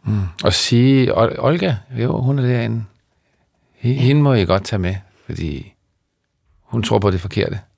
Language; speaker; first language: Danish; native; Danish